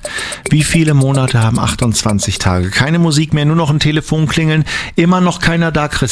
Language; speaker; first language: German; native; German